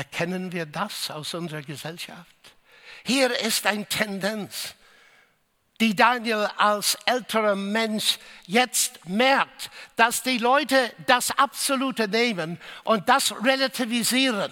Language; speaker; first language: German; non-native, fluent; English